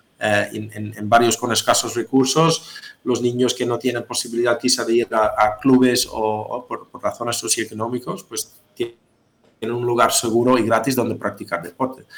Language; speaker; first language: Spanish; non-native, fluent; Dutch